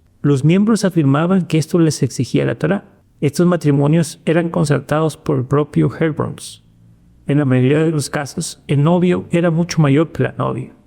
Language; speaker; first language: Spanish; native; Spanish